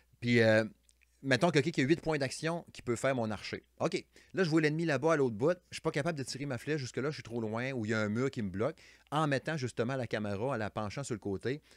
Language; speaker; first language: French; native; French